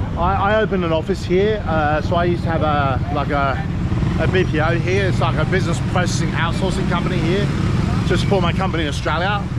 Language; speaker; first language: English; native; English